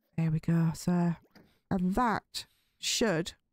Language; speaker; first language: English; native; English